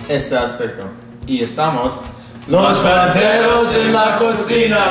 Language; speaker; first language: Spanish; non-native, learner; English